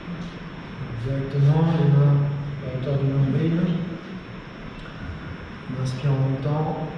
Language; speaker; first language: French; native; French